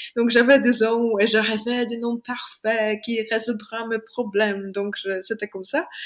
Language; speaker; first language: French; non-native, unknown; Polish